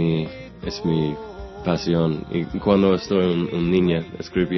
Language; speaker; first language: Spanish; non-native, learner; English